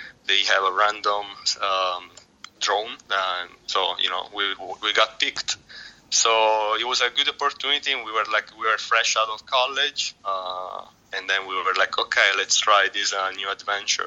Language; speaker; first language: English; non-native, fluent; Italian